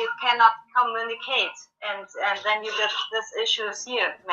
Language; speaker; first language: English; non-native, fluent; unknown